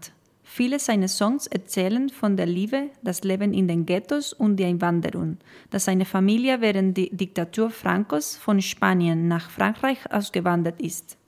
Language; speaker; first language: German; non-native, fluent; Spanish